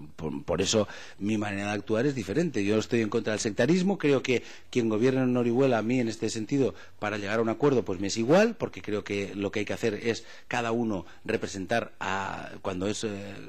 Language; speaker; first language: Spanish; non-native, local second language; Catalan